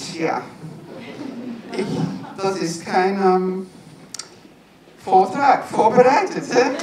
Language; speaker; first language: German; non-native, fluent; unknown